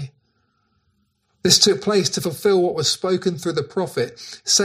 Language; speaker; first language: English; native; English